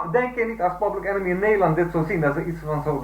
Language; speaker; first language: Dutch; native; Dutch